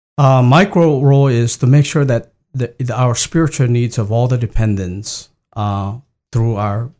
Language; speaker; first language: English; non-native, fluent; Korean